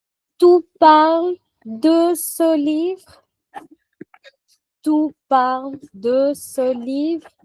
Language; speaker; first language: French; non-native, fluent; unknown